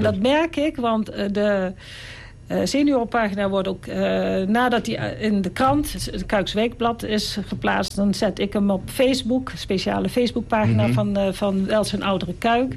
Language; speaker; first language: Dutch; native; Dutch